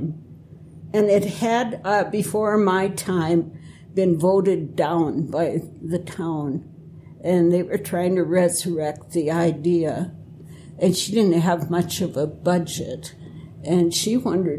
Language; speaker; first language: English; native; English